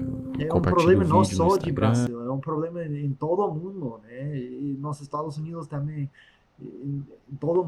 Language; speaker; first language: Portuguese; non-native, fluent; English